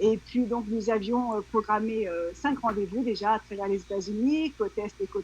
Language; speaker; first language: French; native; French